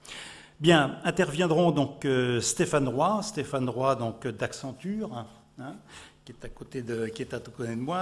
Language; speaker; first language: French; native; French